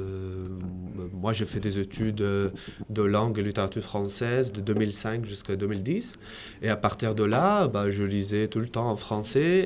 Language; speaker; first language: French; non-native, fluent; Arabic